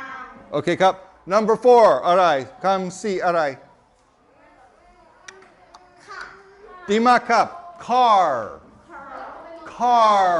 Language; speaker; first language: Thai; non-native, learner; English